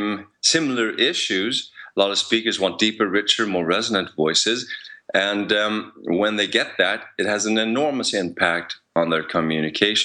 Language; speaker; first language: English; non-native, fluent; Swedish